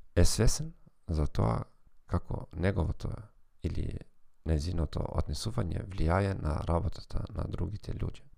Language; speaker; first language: Macedonian; non-native, fluent; German